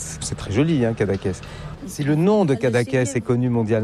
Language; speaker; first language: French; native; French